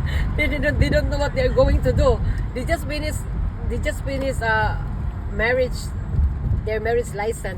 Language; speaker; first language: English; non-native, local second language; Cebuano